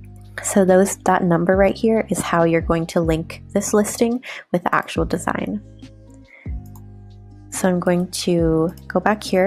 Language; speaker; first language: English; native; English